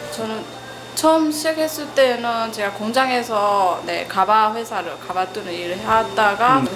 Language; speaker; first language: Korean; non-native, learner; Burmese